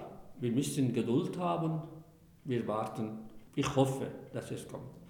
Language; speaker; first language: German; non-native, fluent; Arabic